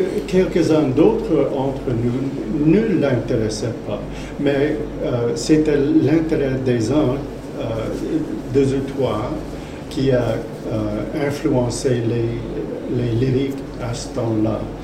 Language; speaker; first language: French; non-native, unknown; English